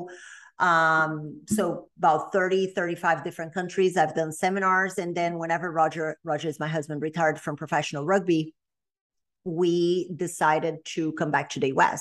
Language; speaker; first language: English; non-native, fluent; Portuguese